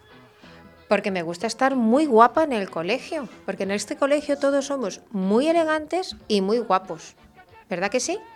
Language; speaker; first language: Spanish; native; Spanish